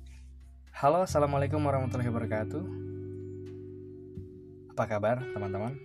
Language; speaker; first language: Indonesian; native; Indonesian